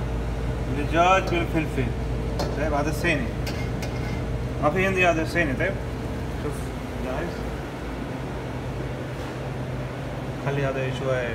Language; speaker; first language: Arabic; non-native, learner; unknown